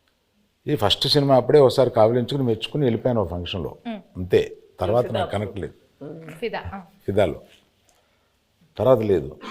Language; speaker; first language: Telugu; native; Telugu